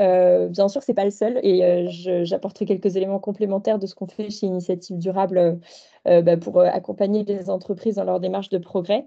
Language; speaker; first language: French; native; French